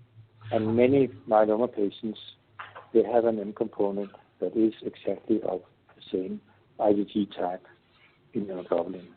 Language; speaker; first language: English; non-native, fluent; Danish